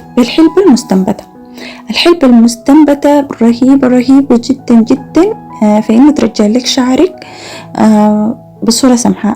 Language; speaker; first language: Arabic; native; Arabic